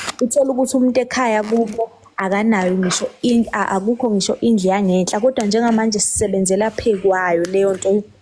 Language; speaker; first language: Zulu; native; Zulu